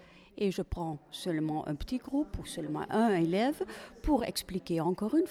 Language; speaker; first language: French; non-native, fluent; Dutch